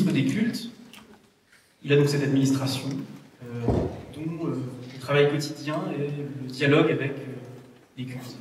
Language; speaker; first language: French; native; French